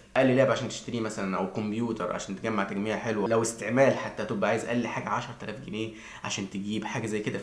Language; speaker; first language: Arabic; native; Arabic